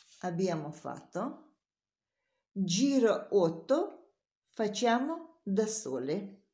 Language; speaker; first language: Italian; non-native, learner; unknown